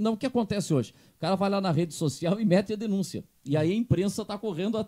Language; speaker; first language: Portuguese; native; Portuguese